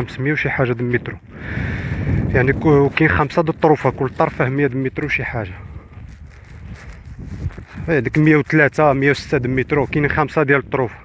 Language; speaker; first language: Arabic; native; Arabic